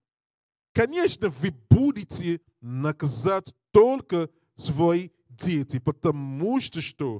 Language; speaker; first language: Russian; non-native, learner; English